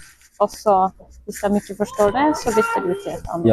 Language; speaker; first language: Norwegian; non-native, local second language; Northern Sami